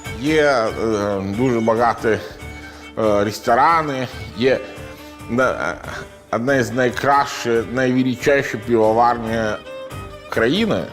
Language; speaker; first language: Ukrainian; non-native, learner; Italian